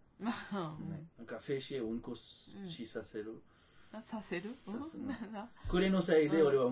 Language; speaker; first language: Japanese; non-native, fluent; French